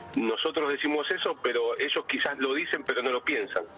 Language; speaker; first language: Spanish; native; Spanish